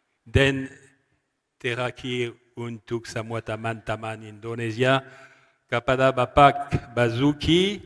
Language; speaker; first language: Indonesian; non-native, learner; French